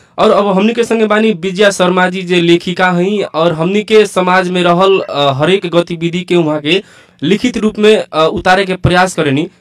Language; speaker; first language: Bhojpuri; native; Bhojpuri